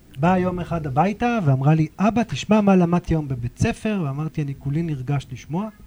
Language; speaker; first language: Hebrew; native; Hebrew